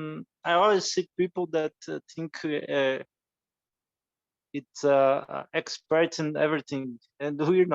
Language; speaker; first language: English; non-native, learner; Portuguese